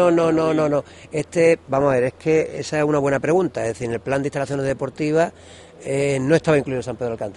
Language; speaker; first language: Spanish; native; Spanish